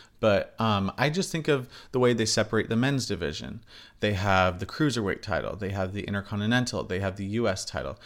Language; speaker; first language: English; native; English